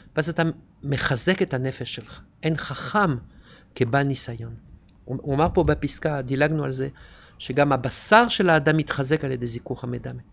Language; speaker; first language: Hebrew; non-native, fluent; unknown